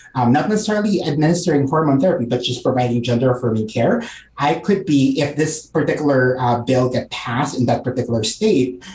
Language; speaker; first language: English; non-native, local second language; Filipino